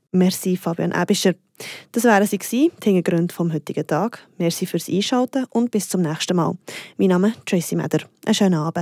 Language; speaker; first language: German; native; German